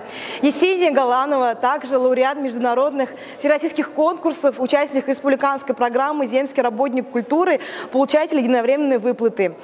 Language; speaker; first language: Russian; native; Russian